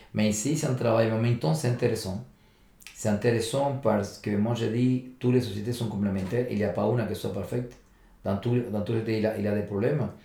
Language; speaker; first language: French; non-native, fluent; Spanish